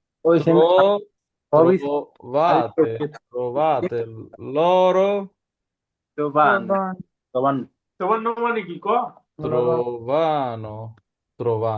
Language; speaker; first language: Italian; non-native, learner; Bangla